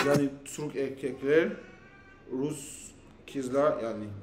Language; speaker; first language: Turkish; non-native, learner; English